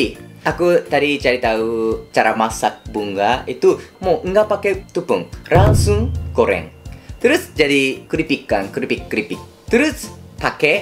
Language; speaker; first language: Indonesian; non-native, fluent; Japanese